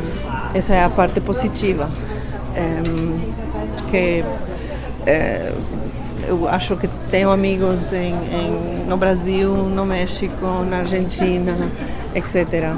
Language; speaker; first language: Portuguese; non-native, fluent; Spanish